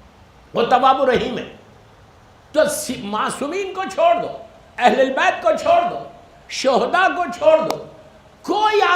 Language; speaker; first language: Urdu; native; Urdu